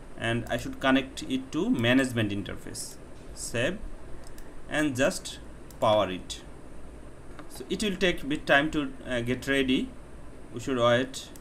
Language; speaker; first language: English; non-native, local second language; Bangla